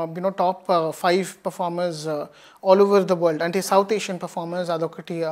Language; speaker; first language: Telugu; native; Telugu